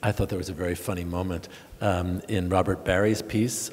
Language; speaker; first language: English; native; English